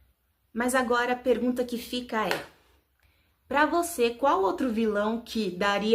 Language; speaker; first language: Portuguese; native; Portuguese